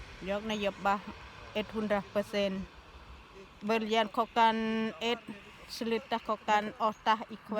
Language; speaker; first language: Swedish; non-native, learner; Thai